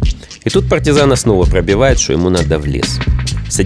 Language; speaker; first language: Russian; native; Russian